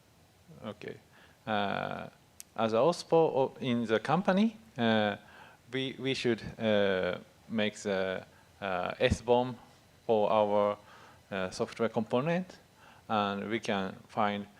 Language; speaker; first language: English; non-native, fluent; Japanese